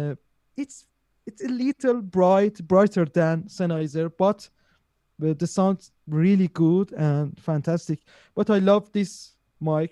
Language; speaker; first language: English; non-native, learner; Persian